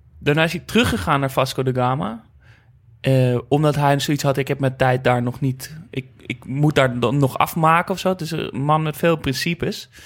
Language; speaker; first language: Dutch; native; Dutch